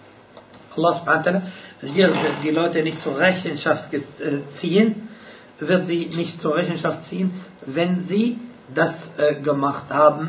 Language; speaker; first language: German; non-native, fluent; Arabic